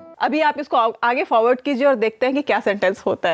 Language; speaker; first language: Hindi; native; Hindi